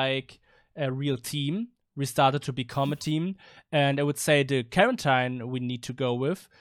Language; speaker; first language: English; non-native, fluent; German